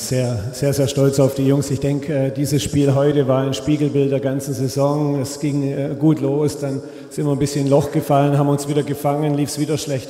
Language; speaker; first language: German; native; German